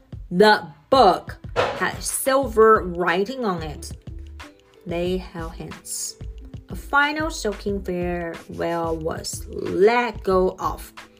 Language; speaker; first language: English; non-native, fluent; Chinese